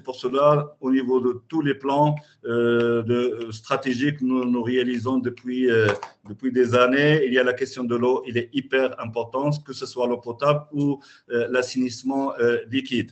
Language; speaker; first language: French; non-native, local second language; Arabic